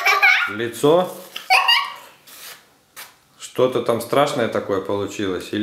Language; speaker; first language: Russian; native; Russian